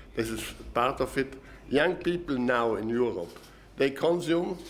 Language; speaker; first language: English; non-native, fluent; German